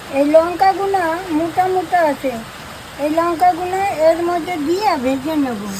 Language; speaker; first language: Bangla; native; Bangla